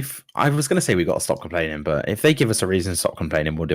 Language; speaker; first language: English; native; English